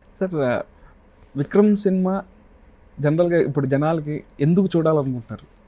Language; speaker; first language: Telugu; native; Telugu